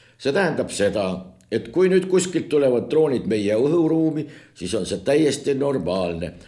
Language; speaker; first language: Estonian; native; Estonian